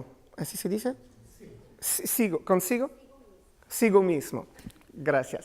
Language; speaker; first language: Spanish; non-native, learner; French